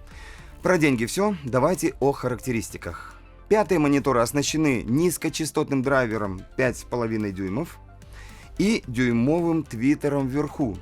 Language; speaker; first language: Russian; native; Russian